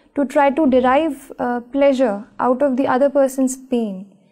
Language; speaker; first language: English; non-native, local second language; Marathi